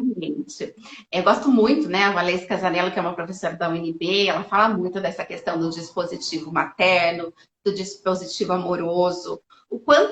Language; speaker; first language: Portuguese; native; Portuguese